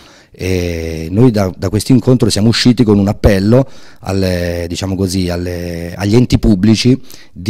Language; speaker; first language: Italian; native; Italian